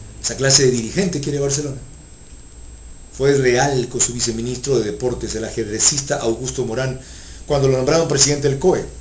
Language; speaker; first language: Spanish; native; Spanish